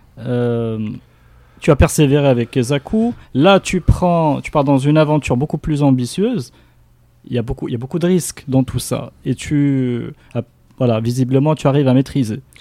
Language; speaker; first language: French; non-native, local second language; Arabic